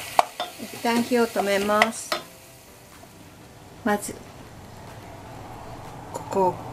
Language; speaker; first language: Japanese; native; Japanese